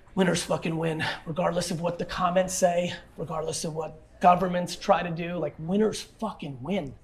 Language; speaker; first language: English; early bilingual, other home language; Russian